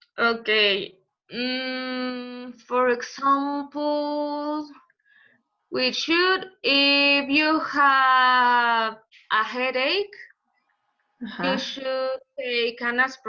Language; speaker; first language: English; non-native, learner; Spanish